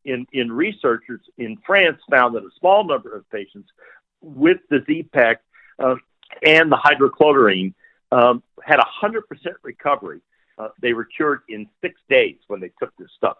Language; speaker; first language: English; native; English